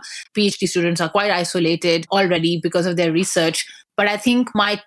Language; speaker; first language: English; non-native, local second language; Pashto